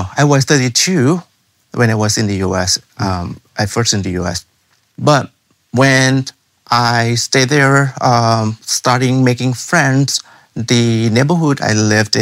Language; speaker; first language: English; non-native, fluent; Thai